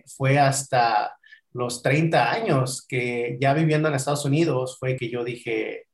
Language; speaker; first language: Spanish; native; Spanish